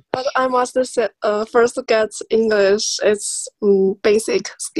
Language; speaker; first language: English; non-native, learner; Chinese